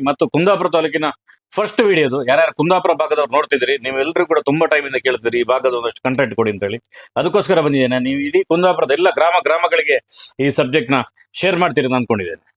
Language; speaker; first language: Kannada; native; Kannada